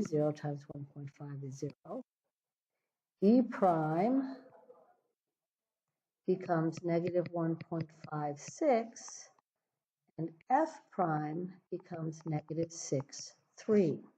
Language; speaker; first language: English; native; English